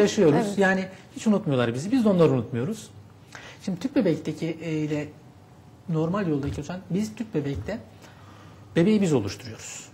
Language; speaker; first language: Turkish; native; Turkish